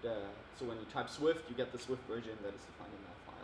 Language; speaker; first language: English; non-native, fluent; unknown